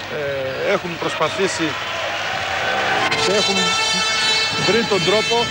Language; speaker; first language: Greek; native; Greek